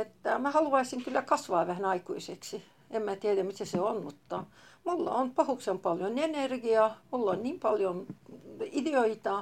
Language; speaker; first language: Finnish; non-native, fluent; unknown